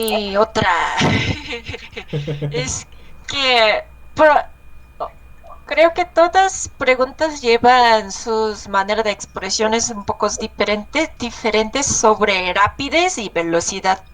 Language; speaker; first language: Spanish; non-native, learner; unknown